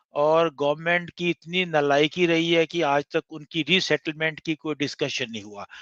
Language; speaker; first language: Hindi; non-native, local second language; Punjabi